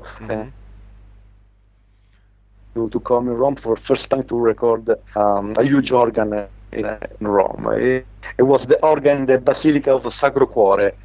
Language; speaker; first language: English; non-native, learner; Italian